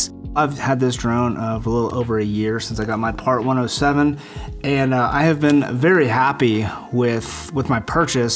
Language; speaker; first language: English; native; English